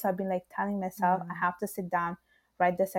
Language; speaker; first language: English; non-native, fluent; Italian